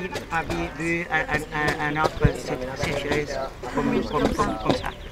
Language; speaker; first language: French; non-native, learner; Spanish